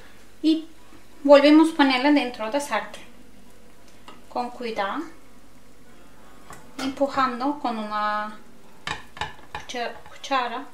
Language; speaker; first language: Spanish; non-native, learner; Turkish